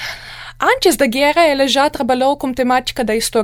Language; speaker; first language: Portuguese; non-native, fluent; Ukrainian